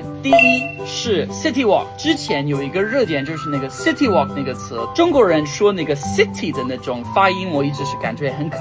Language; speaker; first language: Chinese; non-native, fluent; English